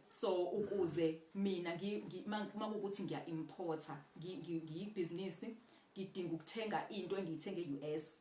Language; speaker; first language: Zulu; native; Zulu